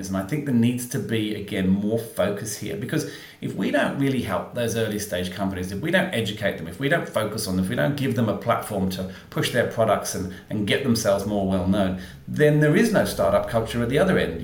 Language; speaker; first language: English; native; English